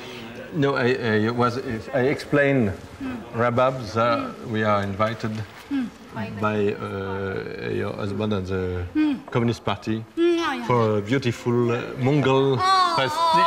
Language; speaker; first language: English; non-native, learner; French